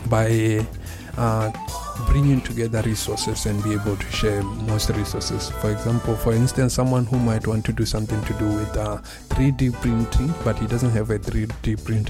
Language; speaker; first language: English; non-native, local second language; Tswana